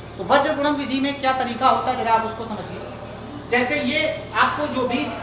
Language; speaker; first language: Hindi; native; Hindi